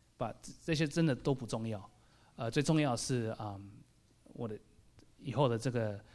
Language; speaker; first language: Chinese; early bilingual, heritage; Chinese